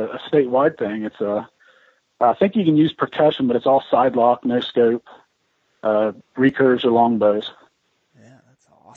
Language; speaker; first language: English; native; English